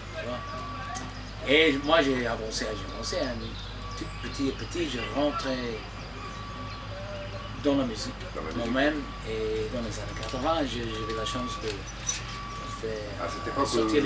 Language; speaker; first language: French; non-native, fluent; English